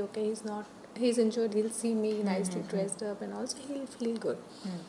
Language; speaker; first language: English; non-native, local second language; Hindi